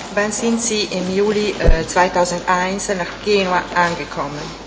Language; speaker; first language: German; non-native, fluent; Italian